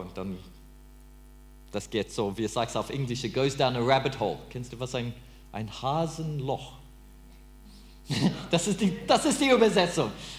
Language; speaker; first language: German; non-native, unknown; English